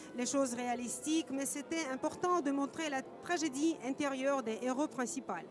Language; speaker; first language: French; non-native, fluent; Russian